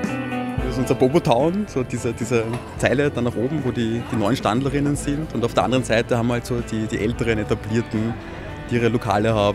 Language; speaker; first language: German; native; German